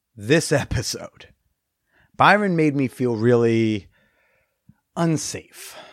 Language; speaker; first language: English; native; English